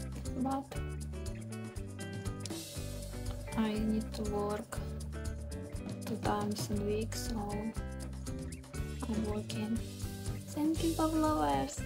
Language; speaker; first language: English; non-native, learner; Ukrainian